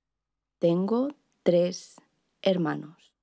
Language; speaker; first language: Spanish; non-native, learner; English